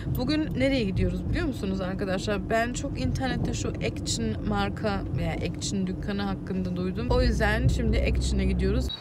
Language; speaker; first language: Turkish; early bilingual, heritage; Turkish